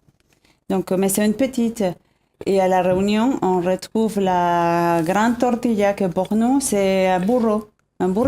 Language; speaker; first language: French; non-native, fluent; Spanish